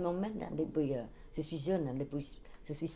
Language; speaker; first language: French; non-native, learner; Khmer